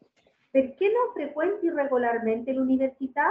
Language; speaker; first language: Italian; non-native, learner; Spanish